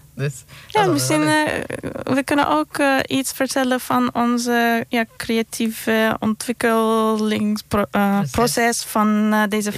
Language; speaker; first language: Dutch; non-native, fluent; Turkish